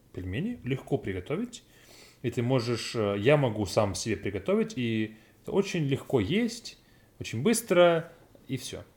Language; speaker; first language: Russian; non-native, learner; English